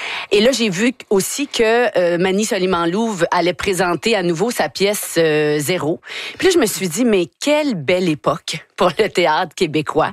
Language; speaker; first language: French; native; French